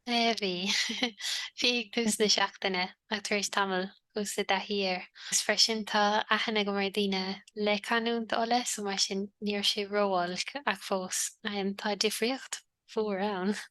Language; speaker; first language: Irish; native; Irish